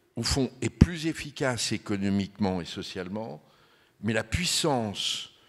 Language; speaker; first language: French; native; French